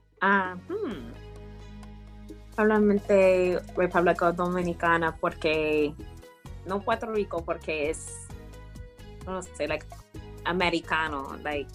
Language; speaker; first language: Spanish; early bilingual, heritage; English